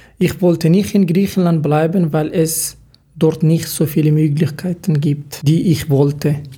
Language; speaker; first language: German; non-native, learner; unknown